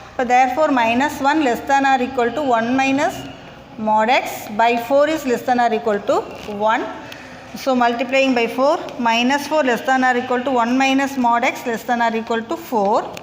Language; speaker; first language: English; non-native, local second language; Tamil